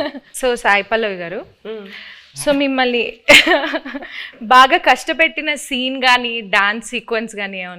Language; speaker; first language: Telugu; native; Telugu